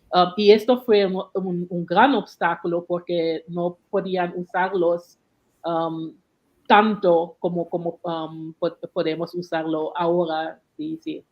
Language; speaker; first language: Spanish; non-native, learner; English